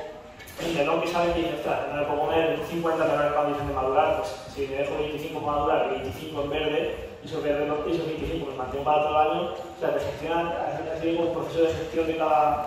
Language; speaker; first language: Spanish; native; Spanish